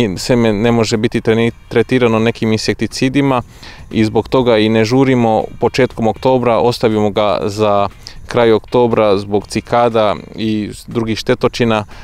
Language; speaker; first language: Croatian; non-native, local second language; Hungarian